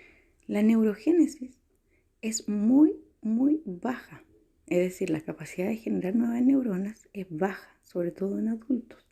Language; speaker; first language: Spanish; native; Spanish